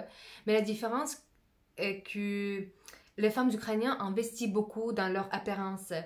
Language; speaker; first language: French; non-native, fluent; Russian